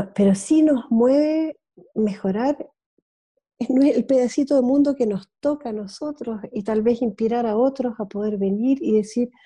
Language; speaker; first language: Spanish; early bilingual, heritage; Spanish